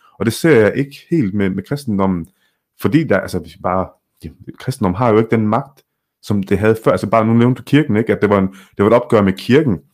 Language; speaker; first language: Danish; early bilingual, other home language; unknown